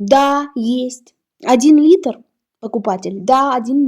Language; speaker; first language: Russian; non-native, fluent; Uzbek